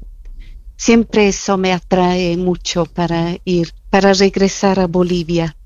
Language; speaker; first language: Spanish; non-native, fluent; German